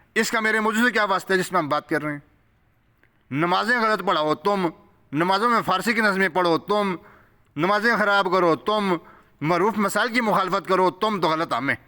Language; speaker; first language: Urdu; non-native, local second language; Punjabi